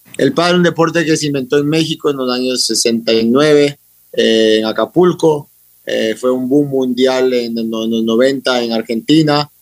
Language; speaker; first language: Spanish; native; Spanish